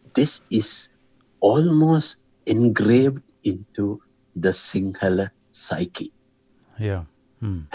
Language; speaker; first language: English; non-native, local second language; Sinhala